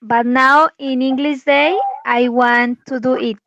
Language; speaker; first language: English; non-native, learner; Spanish